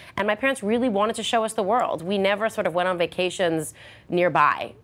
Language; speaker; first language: English; native; English